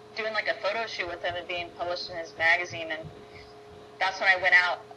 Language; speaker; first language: English; native; English